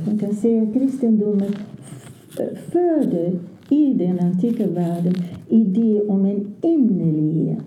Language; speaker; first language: Swedish; non-native, fluent; Portuguese